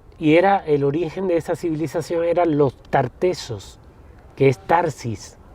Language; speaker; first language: Spanish; native; Spanish